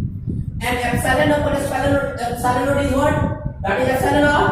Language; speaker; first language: English; non-native, local second language; Hindi